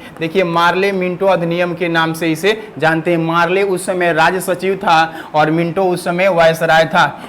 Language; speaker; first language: Hindi; native; Hindi